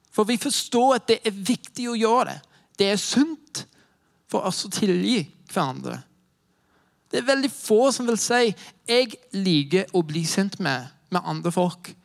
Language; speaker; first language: Norwegian; non-native, fluent; English